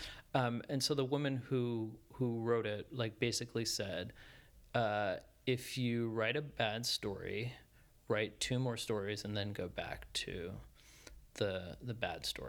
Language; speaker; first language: English; native; English